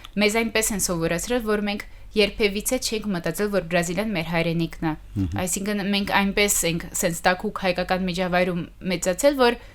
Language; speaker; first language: Armenian; early bilingual, heritage; Armenian